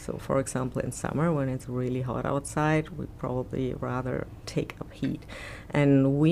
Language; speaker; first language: English; non-native, fluent; German